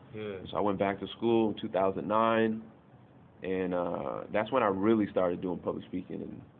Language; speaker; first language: English; native; English